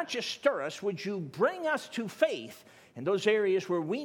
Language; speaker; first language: English; native; English